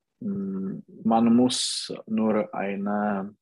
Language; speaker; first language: German; non-native, learner; Czech